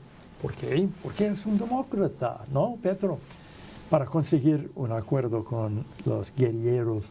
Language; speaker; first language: Spanish; non-native, fluent; English